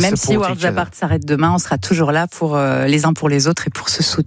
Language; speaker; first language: French; native; French